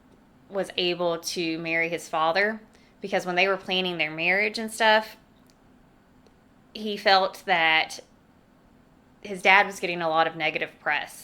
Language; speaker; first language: English; native; English